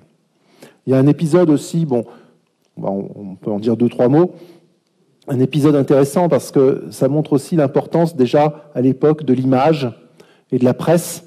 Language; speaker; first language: French; native; French